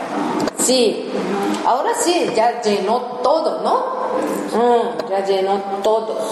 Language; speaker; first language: Spanish; non-native, learner; Japanese